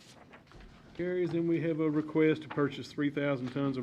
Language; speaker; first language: English; native; English